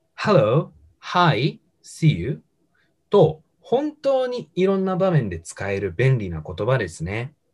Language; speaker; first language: Japanese; native; Japanese